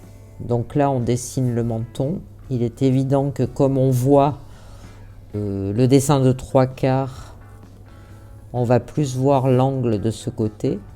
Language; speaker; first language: French; native; French